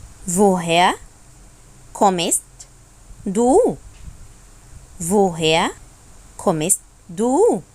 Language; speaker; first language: German; non-native, fluent; Arabic